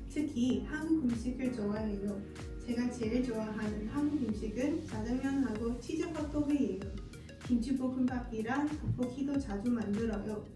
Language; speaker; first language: Korean; non-native, learner; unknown